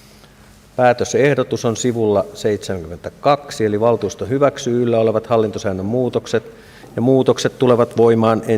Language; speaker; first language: Finnish; native; Finnish